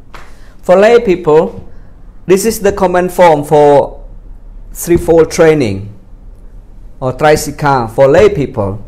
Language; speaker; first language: English; non-native, fluent; Khmer